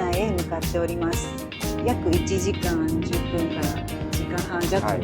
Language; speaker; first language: Japanese; native; Japanese